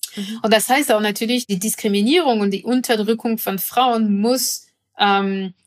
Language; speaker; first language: German; non-native, fluent; French